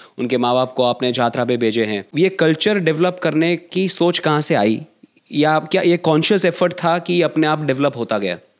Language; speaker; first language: Hindi; non-native, local second language; Gujarati